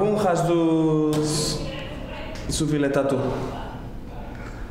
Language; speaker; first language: German; non-native, learner; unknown